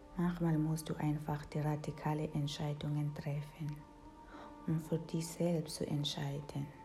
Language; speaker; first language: German; non-native, fluent; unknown